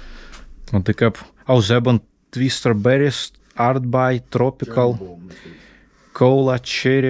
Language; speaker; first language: Dutch; non-native, fluent; Russian